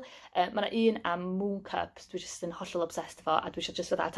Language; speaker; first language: Welsh; native; Welsh